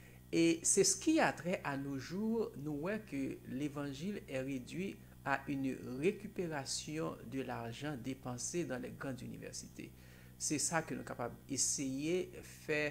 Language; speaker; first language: French; non-native, local second language; Haitian Creole